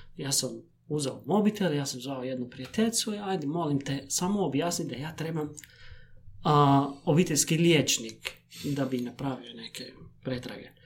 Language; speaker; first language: Croatian; non-native, fluent; Arabic